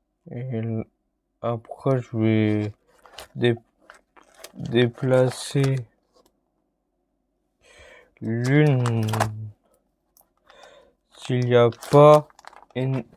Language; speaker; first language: French; native; French